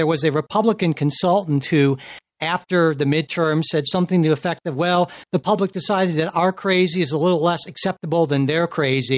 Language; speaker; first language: English; native; English